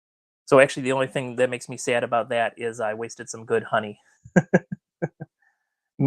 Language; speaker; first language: English; native; English